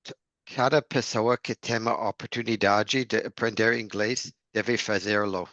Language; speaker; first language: Portuguese; non-native, learner; English